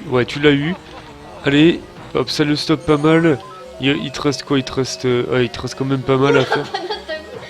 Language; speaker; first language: French; native; French